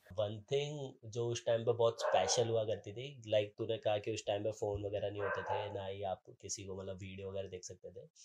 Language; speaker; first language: Hindi; native; Hindi